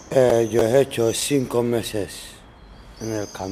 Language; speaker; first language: Spanish; non-native, learner; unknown